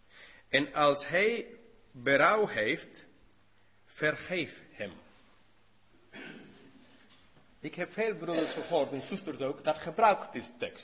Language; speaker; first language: Dutch; non-native, learner; English